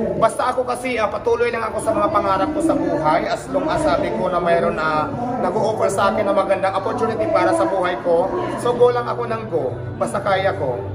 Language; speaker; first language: Filipino; non-native, local second language; Waray